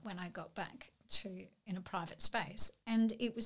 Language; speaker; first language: English; native; English